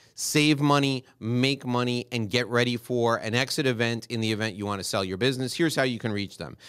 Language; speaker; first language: English; native; English